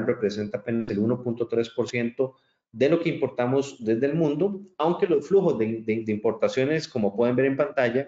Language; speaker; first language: Spanish; native; Spanish